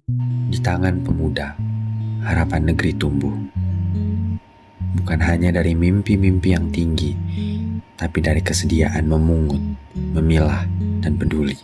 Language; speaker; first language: Indonesian; native; Indonesian